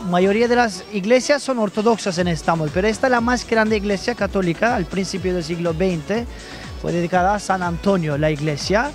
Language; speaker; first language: Spanish; non-native, fluent; Turkish